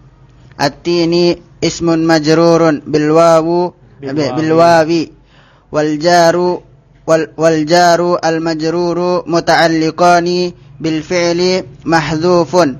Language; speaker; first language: Arabic; non-native, learner; Indonesian